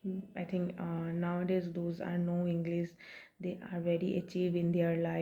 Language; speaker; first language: English; non-native, learner; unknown